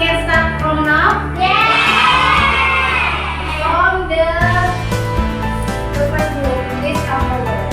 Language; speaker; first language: English; non-native, learner; Indonesian